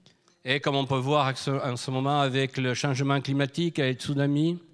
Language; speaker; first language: French; native; French